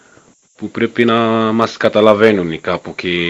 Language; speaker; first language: Greek; non-native, learner; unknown